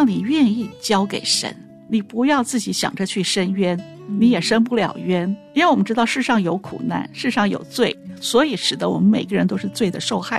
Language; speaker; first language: Chinese; native; Chinese